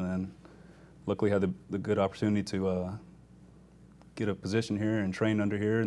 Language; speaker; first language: English; native; English